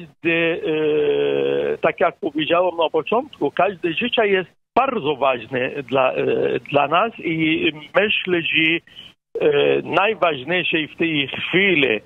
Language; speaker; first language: Polish; non-native, fluent; Arabic